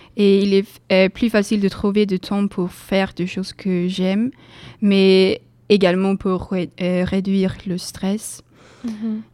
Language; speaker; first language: French; non-native, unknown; Swedish